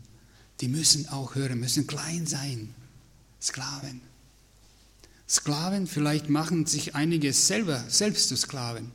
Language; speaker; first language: German; non-native, fluent; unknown